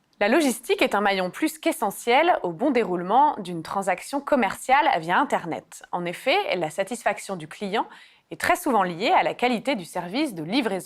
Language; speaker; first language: French; native; French